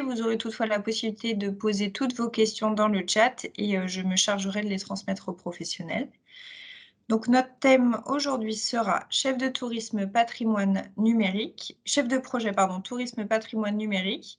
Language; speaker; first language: French; native; French